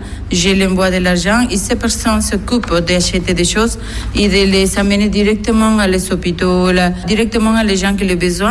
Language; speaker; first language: French; non-native, fluent; Spanish